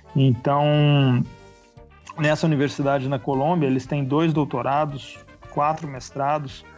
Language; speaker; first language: Portuguese; native; Portuguese